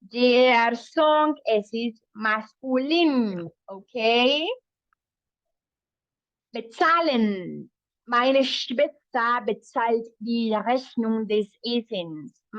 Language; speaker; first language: German; non-native, fluent; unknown